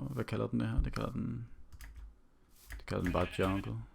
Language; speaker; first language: Danish; native; Danish